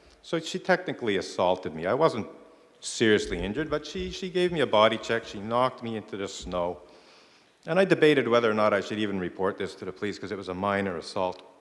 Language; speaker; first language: English; native; English